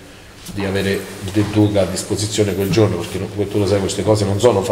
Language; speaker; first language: Italian; native; Italian